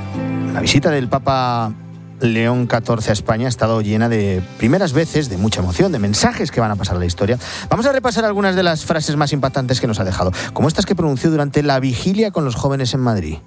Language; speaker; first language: Spanish; native; Spanish